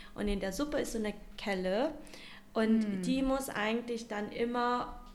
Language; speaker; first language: German; non-native, fluent; Vietnamese